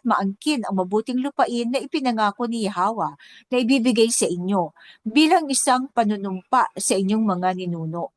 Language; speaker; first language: Filipino; native; Filipino